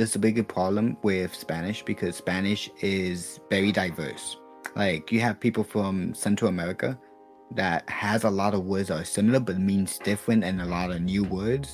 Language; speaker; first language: English; non-native, fluent; Spanish